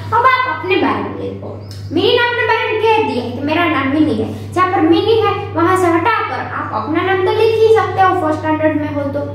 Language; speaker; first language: Hindi; non-native, local second language; Gujarati